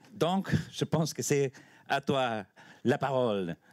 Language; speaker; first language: French; non-native, learner; Spanish